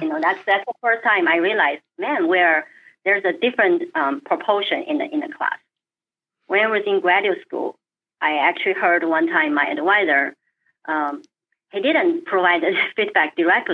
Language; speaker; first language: English; non-native, fluent; Chinese